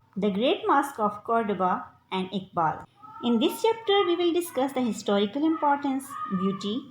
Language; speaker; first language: English; non-native, local second language; Urdu